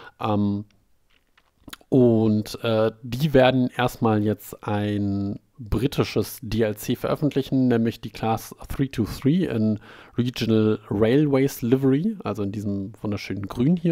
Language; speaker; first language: German; native; German